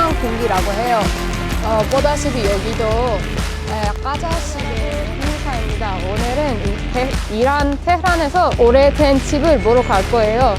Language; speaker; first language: Korean; non-native, learner; Persian